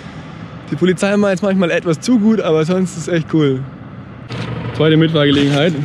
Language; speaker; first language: German; native; German